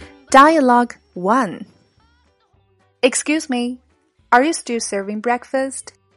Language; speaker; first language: English; non-native, fluent; Chinese